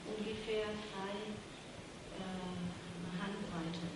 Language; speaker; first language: German; non-native, fluent; Vietnamese